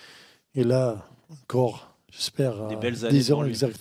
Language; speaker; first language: French; non-native, learner; Arabic